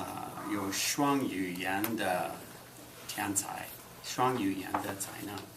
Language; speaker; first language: Chinese; non-native, fluent; English